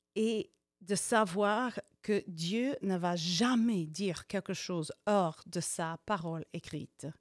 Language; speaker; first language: French; non-native, fluent; English